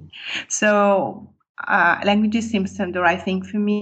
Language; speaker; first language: English; non-native, fluent; Italian